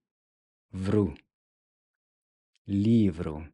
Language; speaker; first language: Portuguese; non-native, fluent; English